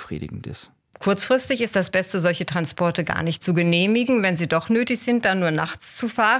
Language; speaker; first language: German; native; German